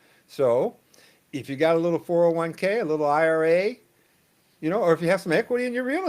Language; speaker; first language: English; native; English